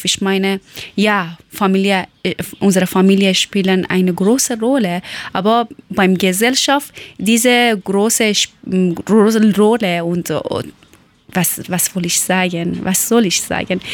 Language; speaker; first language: German; non-native, learner; Persian